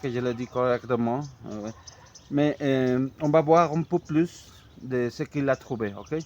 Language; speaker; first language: French; non-native, fluent; Spanish